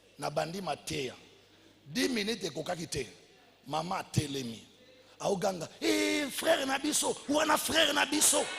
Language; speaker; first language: Lingala; native; Lingala